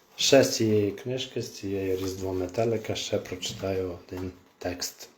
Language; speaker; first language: Ukrainian; native; Ukrainian